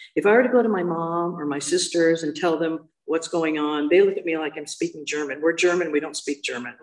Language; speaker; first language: English; native; English